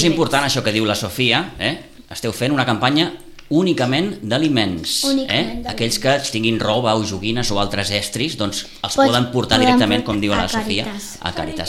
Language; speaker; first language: Catalan; native; Catalan